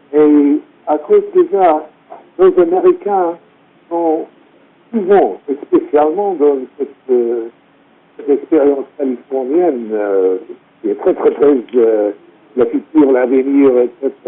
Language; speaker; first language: French; non-native, fluent; English